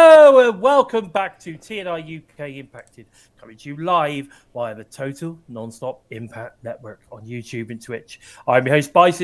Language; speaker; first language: English; native; English